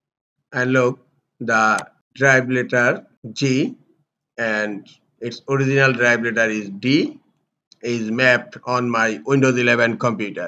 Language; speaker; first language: English; non-native, local second language; Bangla